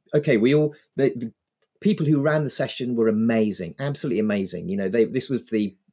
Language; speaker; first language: English; native; English